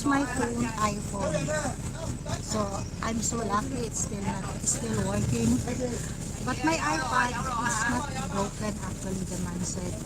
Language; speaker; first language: English; non-native, local second language; Filipino